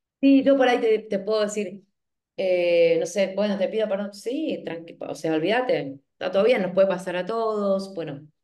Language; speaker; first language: Spanish; native; Spanish